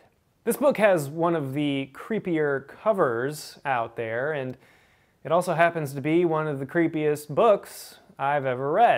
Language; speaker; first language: English; native; English